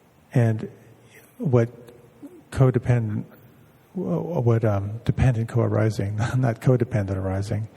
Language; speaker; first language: English; native; English